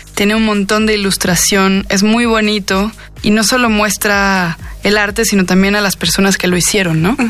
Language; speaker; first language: Spanish; native; Spanish